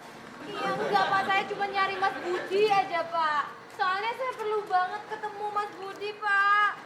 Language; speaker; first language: Indonesian; native; Indonesian